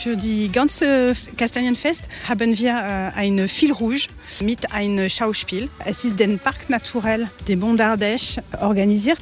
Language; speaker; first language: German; non-native, learner; French